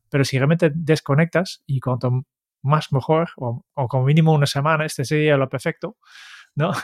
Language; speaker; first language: Spanish; non-native, fluent; Dutch